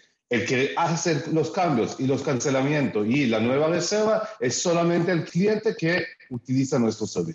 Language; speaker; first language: Spanish; early bilingual, heritage; Spanish